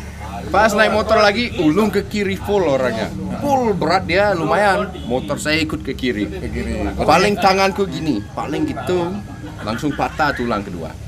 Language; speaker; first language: Indonesian; non-native, fluent; English